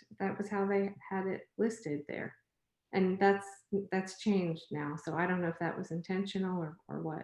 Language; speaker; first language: English; native; English